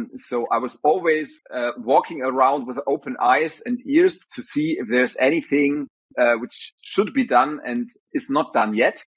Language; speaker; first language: English; non-native, fluent; German